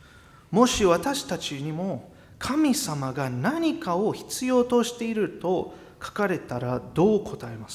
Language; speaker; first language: Japanese; non-native, fluent; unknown